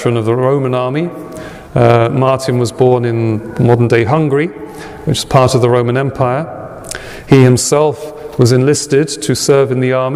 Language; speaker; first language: English; native; English